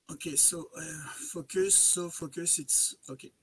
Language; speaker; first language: English; non-native, fluent; French